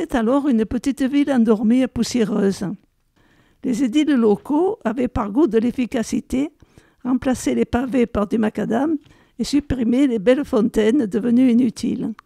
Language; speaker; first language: French; native; French